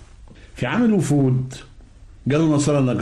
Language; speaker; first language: Arabic; native; Arabic